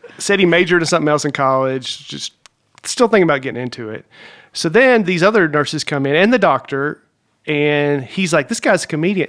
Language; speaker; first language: English; native; English